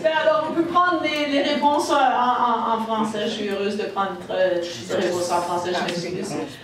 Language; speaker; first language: French; non-native, fluent; English